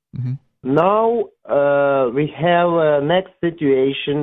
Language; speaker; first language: English; non-native, learner; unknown